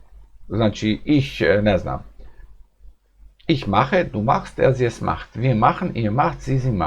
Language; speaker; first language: German; non-native, fluent; Bosnian